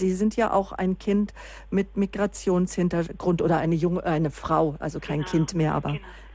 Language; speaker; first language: German; native; German